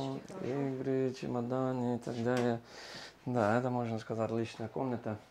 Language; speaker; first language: Russian; non-native, fluent; English